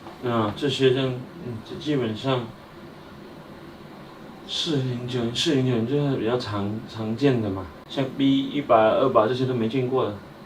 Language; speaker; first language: Chinese; native; Chinese